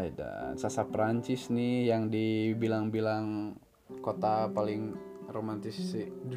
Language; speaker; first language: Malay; non-native, local second language; Sundanese